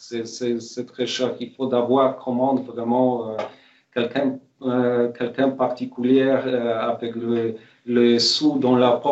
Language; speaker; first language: French; non-native, fluent; Polish